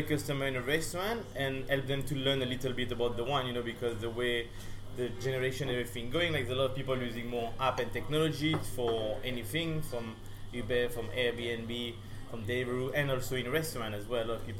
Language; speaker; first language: English; non-native, fluent; French